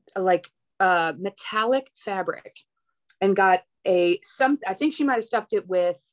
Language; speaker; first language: English; native; English